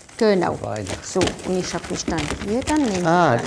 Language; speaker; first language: German; non-native, fluent; French